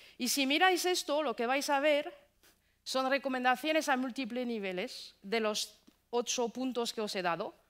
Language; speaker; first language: Spanish; non-native, fluent; French